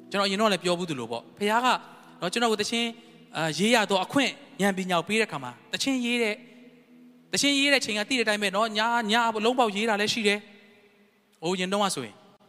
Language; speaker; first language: Burmese; non-native, local second language; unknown